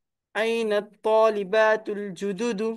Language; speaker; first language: Arabic; non-native, learner; Urdu